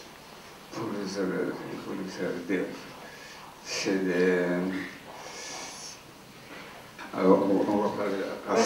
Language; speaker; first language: French; non-native, fluent; Polish